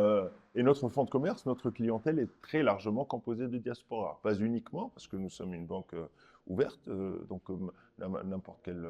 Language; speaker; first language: French; non-native, local second language; Arabic